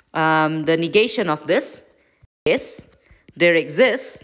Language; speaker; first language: English; non-native, fluent; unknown